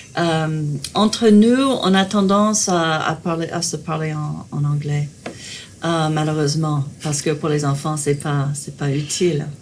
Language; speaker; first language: French; non-native, fluent; English